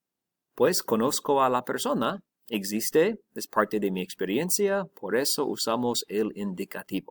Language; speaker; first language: Spanish; non-native, fluent; English